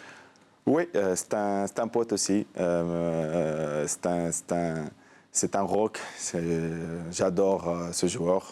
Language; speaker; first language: French; non-native, local second language; Arabic